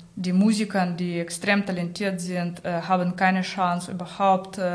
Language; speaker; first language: German; non-native, learner; Russian